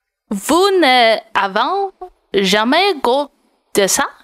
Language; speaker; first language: French; non-native, learner; English